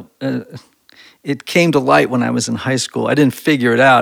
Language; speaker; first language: English; native; English